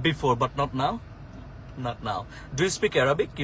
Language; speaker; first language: English; non-native, fluent; Bangla